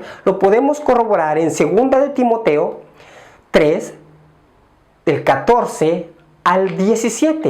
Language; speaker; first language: Spanish; native; Spanish